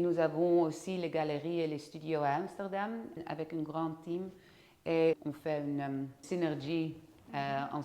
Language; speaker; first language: French; non-native, fluent; Dutch